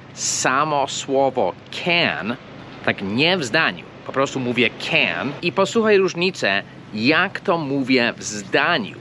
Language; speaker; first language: Polish; non-native, fluent; English